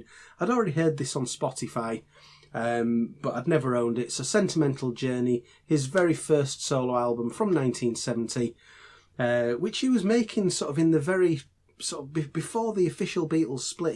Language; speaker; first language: English; native; English